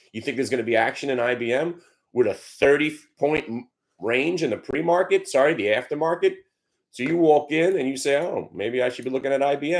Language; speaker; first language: English; native; English